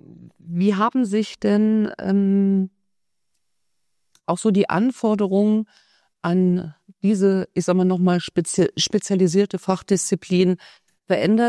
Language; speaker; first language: German; native; German